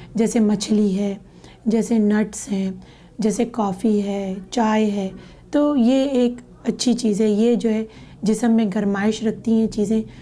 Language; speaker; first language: Urdu; native; Urdu